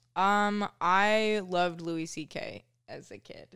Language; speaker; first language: English; native; English